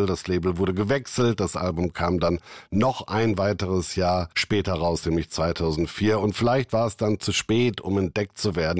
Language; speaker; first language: German; native; German